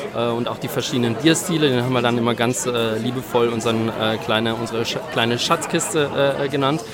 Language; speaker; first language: German; native; German